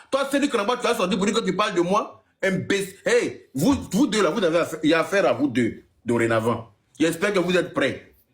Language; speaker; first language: French; native; French